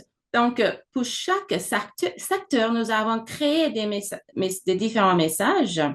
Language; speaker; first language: French; non-native, fluent; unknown